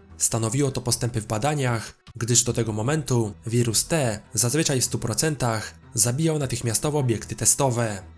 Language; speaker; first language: Polish; native; Polish